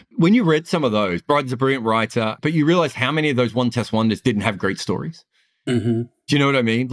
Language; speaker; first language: English; native; English